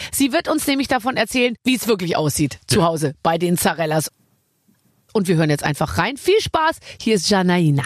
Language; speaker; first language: German; native; German